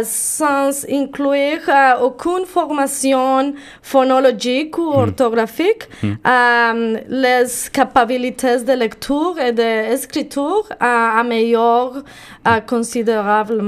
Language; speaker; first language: French; non-native, learner; Spanish